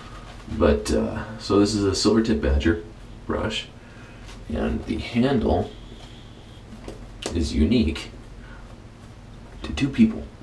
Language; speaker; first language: English; native; English